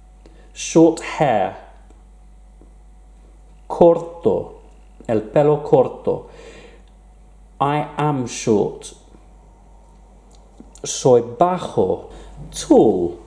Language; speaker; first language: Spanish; non-native, fluent; English